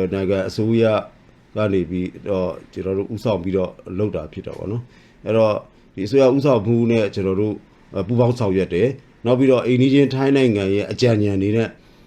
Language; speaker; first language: Burmese; non-native, local second language; S'gaw Karen